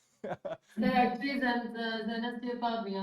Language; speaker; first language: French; non-native, learner; Hindi